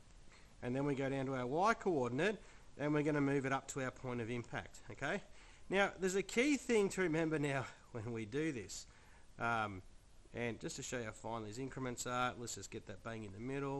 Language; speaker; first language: English; native; English